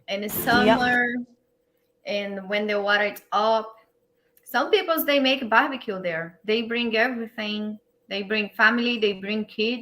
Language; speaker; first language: English; non-native, learner; Portuguese